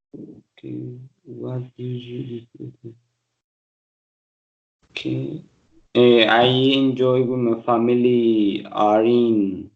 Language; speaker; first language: English; non-native, learner; Spanish